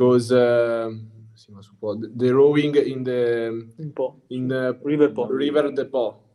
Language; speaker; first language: English; non-native, learner; Italian